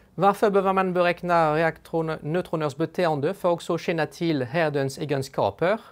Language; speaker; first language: Swedish; non-native, fluent; French